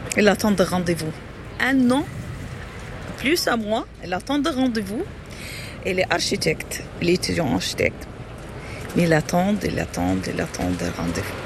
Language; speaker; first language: French; non-native, learner; Arabic